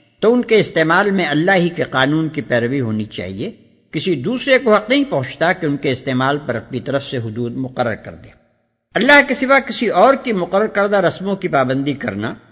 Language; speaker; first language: Urdu; native; Urdu